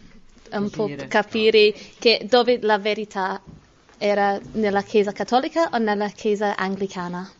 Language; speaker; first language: Italian; non-native, learner; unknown